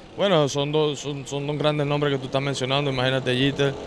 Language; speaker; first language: Spanish; native; Spanish